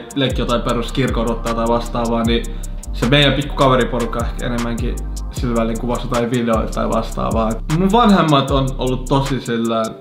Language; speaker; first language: Finnish; early bilingual, other home language; Arabic